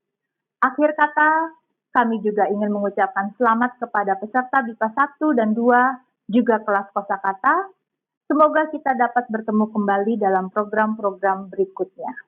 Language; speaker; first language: Indonesian; native; Indonesian